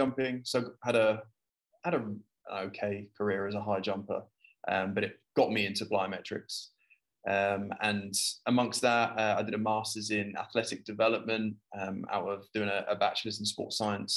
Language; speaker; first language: English; native; English